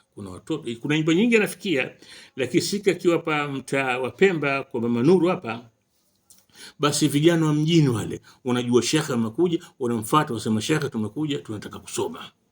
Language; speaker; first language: Swahili; native; Swahili